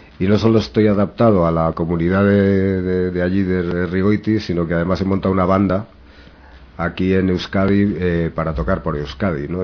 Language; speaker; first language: Spanish; native; Spanish